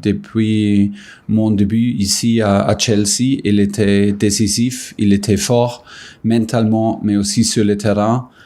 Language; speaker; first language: French; non-native, fluent; German